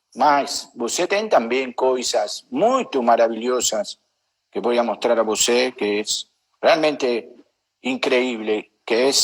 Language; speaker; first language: Portuguese; non-native, learner; Spanish